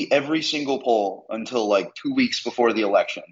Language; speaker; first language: English; native; English